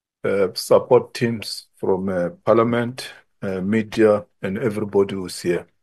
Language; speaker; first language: English; non-native, local second language; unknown